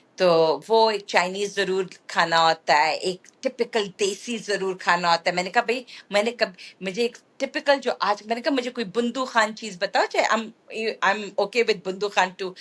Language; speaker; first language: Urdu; native; Urdu